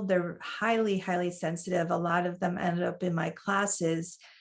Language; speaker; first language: English; native; English